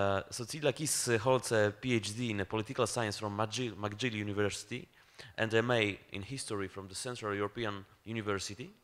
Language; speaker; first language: English; non-native, fluent; Polish